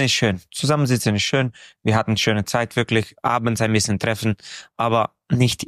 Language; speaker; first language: German; non-native, fluent; Hungarian